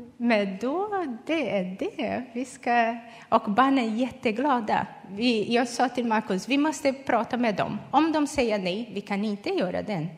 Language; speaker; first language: Swedish; non-native, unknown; Portuguese